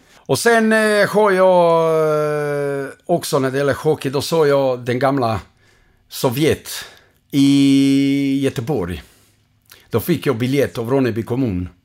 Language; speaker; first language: Swedish; non-native, fluent; Croatian